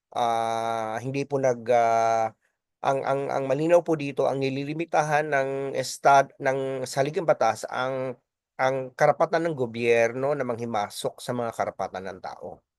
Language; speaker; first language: Filipino; non-native, local second language; Bikol